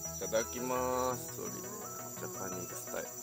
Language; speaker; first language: English; non-native, learner; Japanese